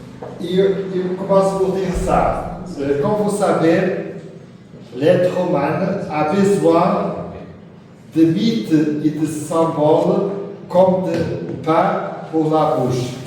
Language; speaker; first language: French; non-native, fluent; Portuguese